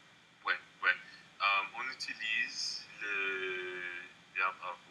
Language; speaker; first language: French; non-native, learner; English